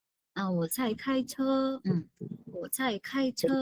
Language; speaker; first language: Chinese; non-native, fluent; Sinhala